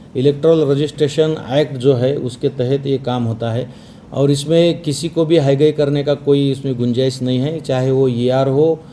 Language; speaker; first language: Hindi; non-native, local second language; Marathi